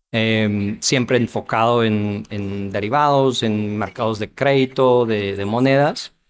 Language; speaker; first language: Spanish; non-native, fluent; English